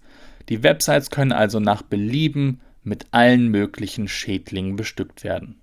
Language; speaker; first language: German; native; German